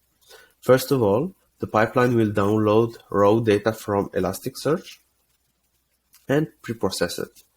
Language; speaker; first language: English; non-native, fluent; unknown